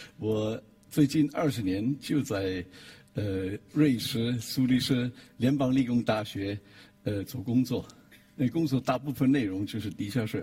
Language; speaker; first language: Chinese; non-native, fluent; German